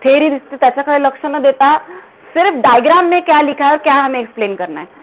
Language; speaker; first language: Hindi; non-native, local second language; Marathi